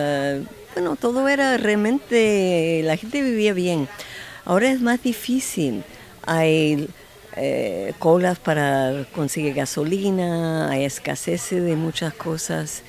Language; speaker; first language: Spanish; non-native, fluent; English